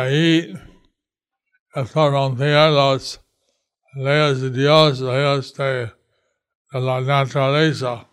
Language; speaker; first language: Spanish; non-native, learner; English